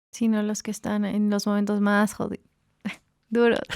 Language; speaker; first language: Spanish; native; Spanish